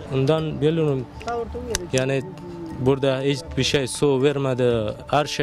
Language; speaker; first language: Turkish; non-native, learner; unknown